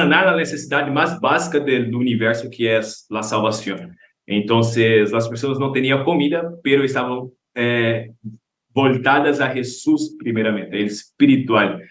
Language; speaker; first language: Spanish; non-native, learner; Portuguese